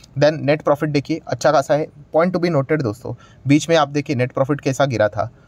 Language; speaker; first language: Hindi; native; Hindi